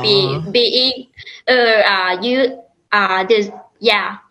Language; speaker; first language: English; non-native, learner; Lao